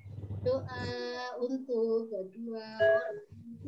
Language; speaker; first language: Indonesian; native; Indonesian